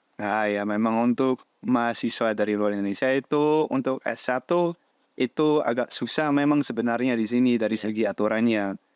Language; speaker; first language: Indonesian; non-native, fluent; Dutch